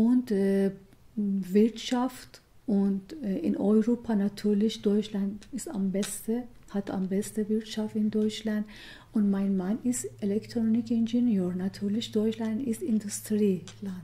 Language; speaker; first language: German; non-native, learner; Persian